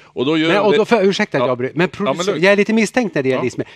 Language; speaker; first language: Swedish; native; Swedish